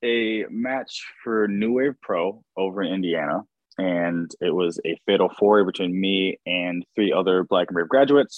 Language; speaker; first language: English; native; English